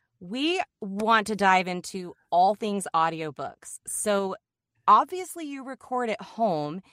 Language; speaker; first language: English; native; English